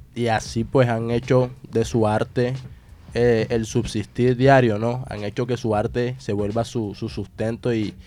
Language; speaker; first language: Spanish; native; Spanish